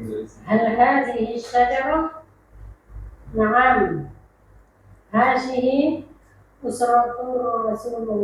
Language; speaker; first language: Arabic; non-native, learner; Indonesian